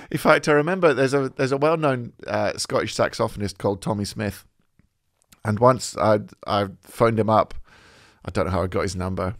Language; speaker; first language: English; native; English